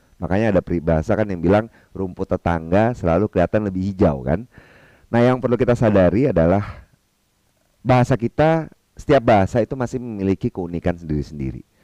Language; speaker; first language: Indonesian; non-native, local second language; Minangkabau